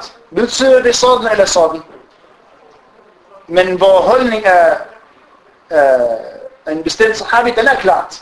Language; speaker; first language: Danish; non-native, fluent; Arabic